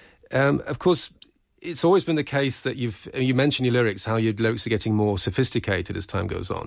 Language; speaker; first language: English; native; English